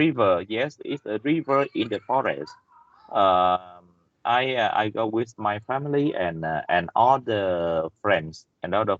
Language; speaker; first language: English; non-native, learner; Vietnamese